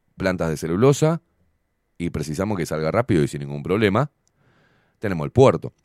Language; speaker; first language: Spanish; native; Spanish